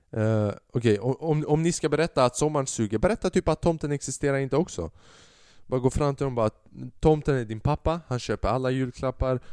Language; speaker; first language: Swedish; early bilingual, other home language; Albanian